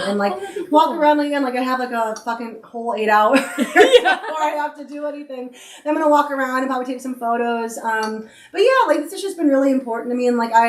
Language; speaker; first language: English; native; English